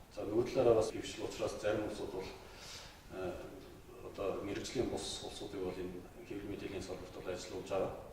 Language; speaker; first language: Mongolian; non-native, local second language; Kazakh